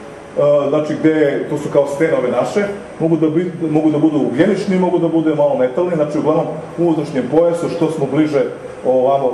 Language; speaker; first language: Serbian; native; Serbian